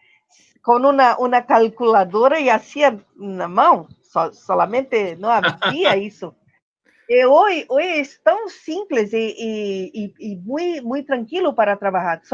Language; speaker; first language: Portuguese; non-native, learner; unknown